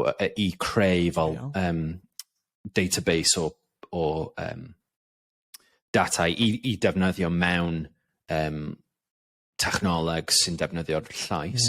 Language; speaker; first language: Welsh; non-native, local second language; English